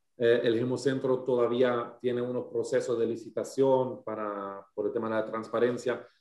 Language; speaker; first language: Spanish; non-native, fluent; German